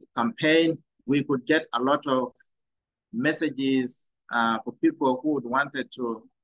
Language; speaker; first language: English; non-native, fluent; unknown